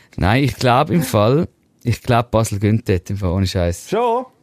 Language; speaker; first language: German; native; German